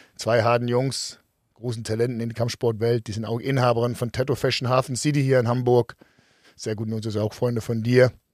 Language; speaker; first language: German; non-native, fluent; Danish